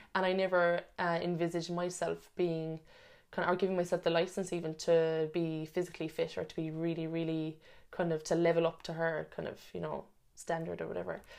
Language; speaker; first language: English; native; English